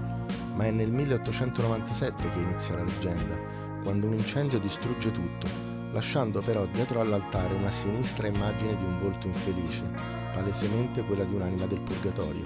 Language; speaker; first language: Italian; native; Italian